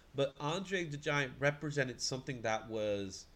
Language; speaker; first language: English; native; English